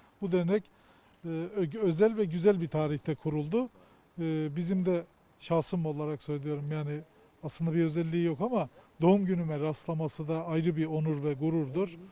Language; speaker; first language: Turkish; native; Turkish